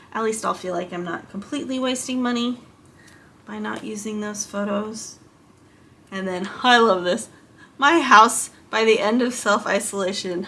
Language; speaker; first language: English; native; English